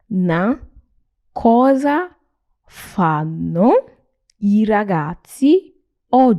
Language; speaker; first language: Italian; non-native, fluent; Nigerian Pidgin